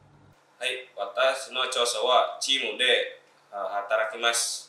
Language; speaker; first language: Japanese; non-native, learner; Indonesian